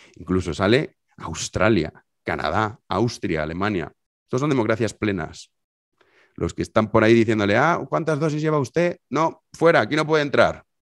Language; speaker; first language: Spanish; native; Spanish